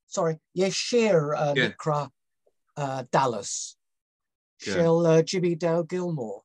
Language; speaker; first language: Hebrew; non-native, learner; English